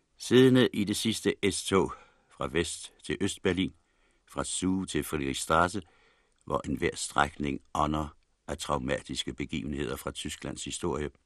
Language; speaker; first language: Danish; native; Danish